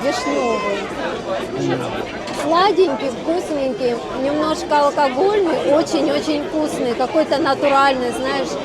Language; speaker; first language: Russian; native; Russian